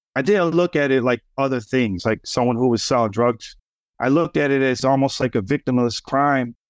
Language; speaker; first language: English; native; English